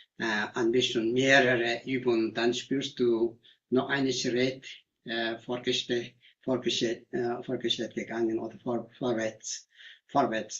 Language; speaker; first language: German; non-native, learner; Tibetan